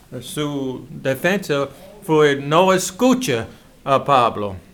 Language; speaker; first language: Spanish; non-native, learner; English